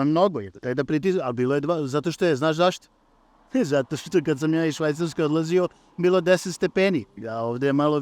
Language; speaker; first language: Bosnian; native; Bosnian